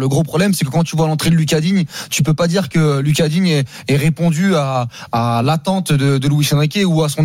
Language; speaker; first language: French; native; French